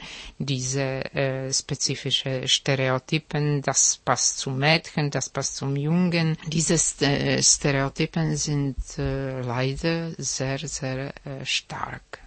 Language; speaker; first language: German; non-native, fluent; Czech